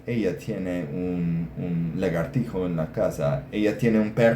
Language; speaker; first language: Spanish; non-native, fluent; English